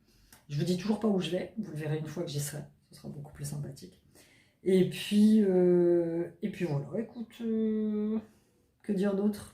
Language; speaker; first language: French; native; French